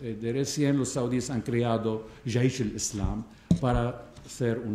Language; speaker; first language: Spanish; non-native, fluent; Arabic